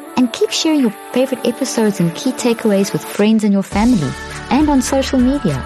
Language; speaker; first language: English; native; English